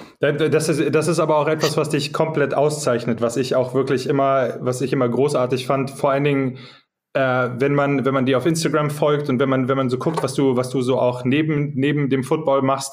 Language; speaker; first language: German; native; German